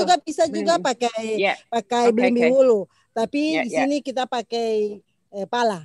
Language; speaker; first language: Indonesian; native; Indonesian